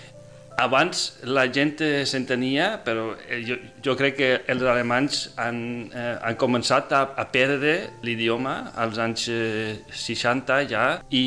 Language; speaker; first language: Catalan; non-native, fluent; Dutch